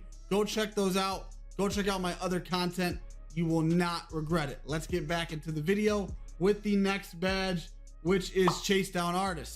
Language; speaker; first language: English; native; English